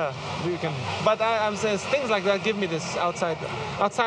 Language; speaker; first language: English; non-native, fluent; Arabic